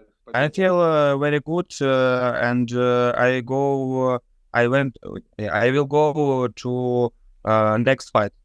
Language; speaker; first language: English; non-native, learner; Ukrainian